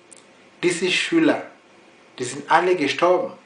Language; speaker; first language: German; non-native, fluent; Yoruba